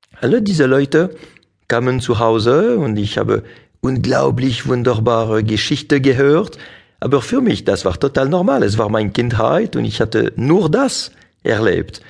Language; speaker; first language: German; non-native, local second language; French